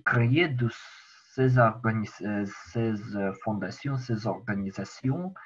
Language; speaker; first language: French; non-native, learner; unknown